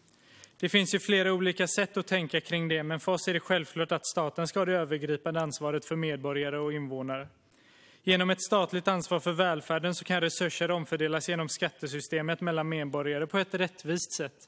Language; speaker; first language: Swedish; native; Swedish